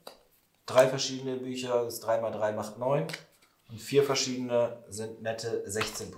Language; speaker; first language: German; native; German